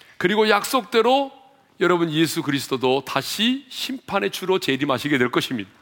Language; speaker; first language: Korean; native; Korean